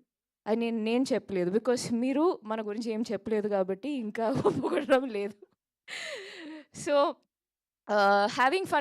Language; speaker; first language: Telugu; non-native, local second language; Malayalam